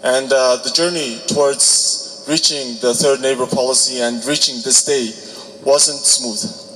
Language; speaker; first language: English; non-native, fluent; Mongolian